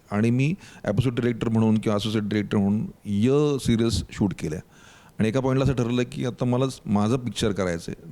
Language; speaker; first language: Marathi; native; Marathi